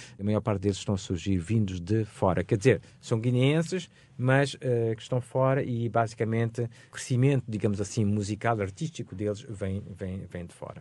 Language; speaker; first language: Portuguese; non-native, local second language; Upper Guinea Crioulo